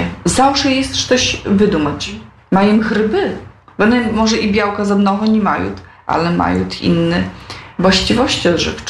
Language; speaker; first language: Polish; non-native, local second language; Belarusian